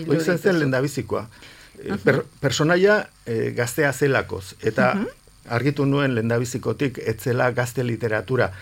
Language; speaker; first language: Basque; non-native, local second language; Spanish